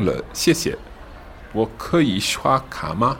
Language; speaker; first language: Chinese; non-native, learner; English